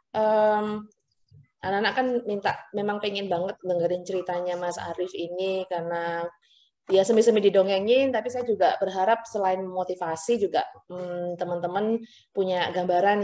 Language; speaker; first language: Indonesian; native; Indonesian